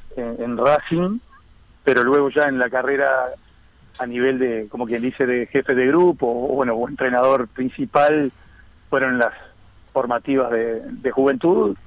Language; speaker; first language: Spanish; native; Spanish